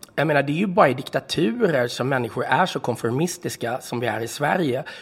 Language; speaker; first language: Swedish; native; Swedish